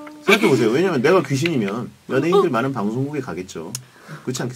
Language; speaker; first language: Korean; native; Korean